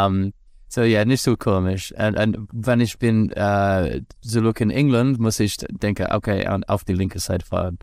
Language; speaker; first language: German; non-native, learner; English